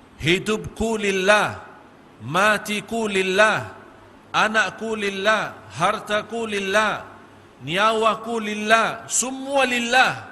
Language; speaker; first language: Malay; non-native, fluent; Arabic